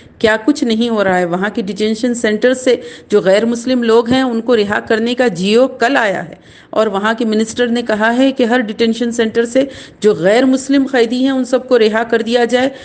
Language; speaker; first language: Urdu; native; Urdu